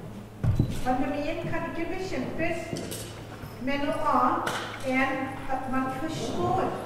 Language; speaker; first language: Norwegian; non-native, fluent; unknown